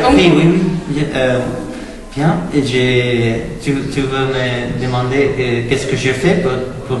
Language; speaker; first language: French; non-native, learner; Spanish